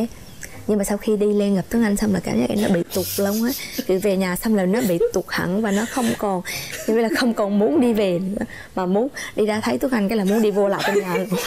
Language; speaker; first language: Vietnamese; native; Vietnamese